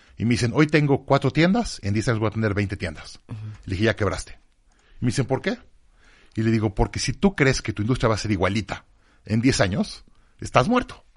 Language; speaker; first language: Spanish; native; Spanish